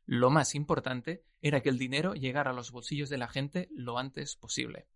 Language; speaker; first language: Spanish; non-native, local second language; Catalan